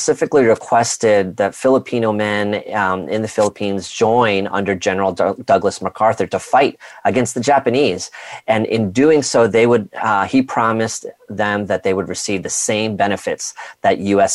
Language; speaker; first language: English; native; English